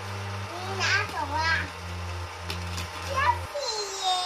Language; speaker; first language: Chinese; early bilingual, heritage; Chinese